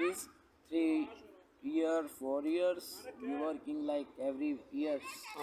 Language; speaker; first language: English; non-native, local second language; Punjabi